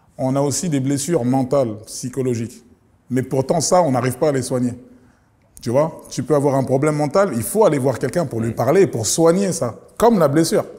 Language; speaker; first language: French; early bilingual, other home language; Lingala